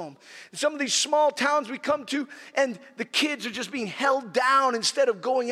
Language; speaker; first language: English; native; English